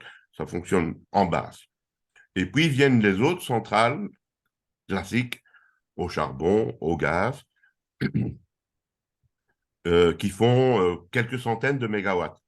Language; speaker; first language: French; native; French